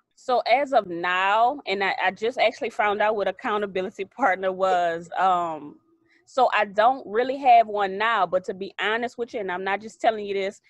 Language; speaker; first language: English; native; English